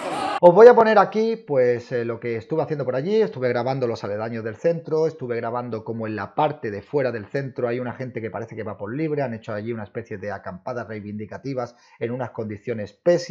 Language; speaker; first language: Spanish; native; Spanish